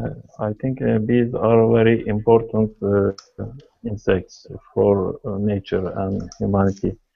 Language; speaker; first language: English; non-native, learner; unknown